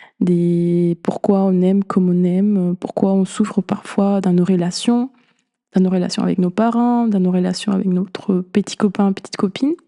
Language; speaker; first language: French; non-native, fluent; Spanish